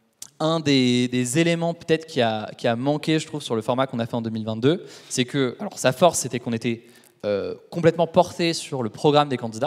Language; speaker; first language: French; native; French